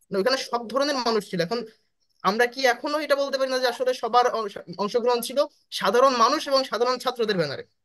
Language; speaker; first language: Bangla; native; Bangla